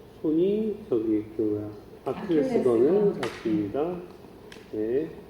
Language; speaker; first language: Korean; native; Korean